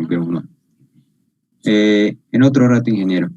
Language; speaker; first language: Spanish; native; Spanish